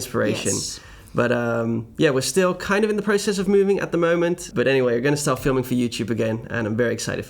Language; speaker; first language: English; non-native, fluent; Dutch